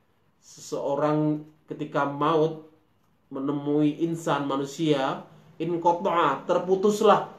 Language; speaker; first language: Indonesian; native; Indonesian